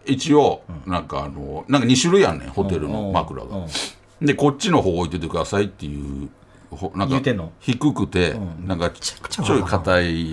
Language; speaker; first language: Japanese; native; Japanese